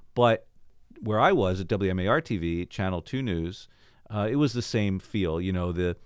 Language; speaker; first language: English; native; English